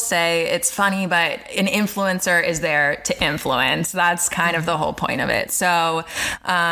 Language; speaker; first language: English; native; English